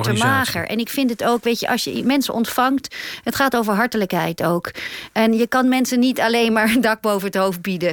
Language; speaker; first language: Dutch; native; Dutch